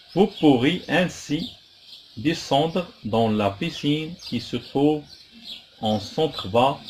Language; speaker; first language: French; non-native, local second language; Arabic